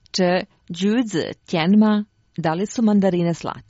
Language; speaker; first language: Croatian; native; Croatian